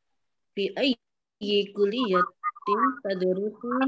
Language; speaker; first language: Arabic; non-native, learner; Indonesian